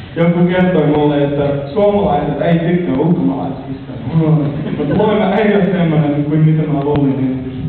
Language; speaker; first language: Finnish; non-native, learner; English